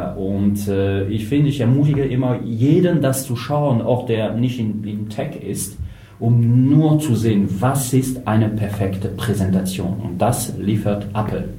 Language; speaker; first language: German; non-native, fluent; French